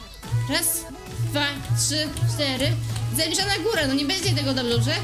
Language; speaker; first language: Polish; native; Polish